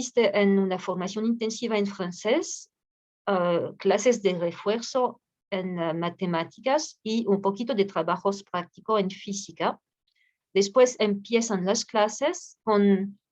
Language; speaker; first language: Spanish; non-native, fluent; French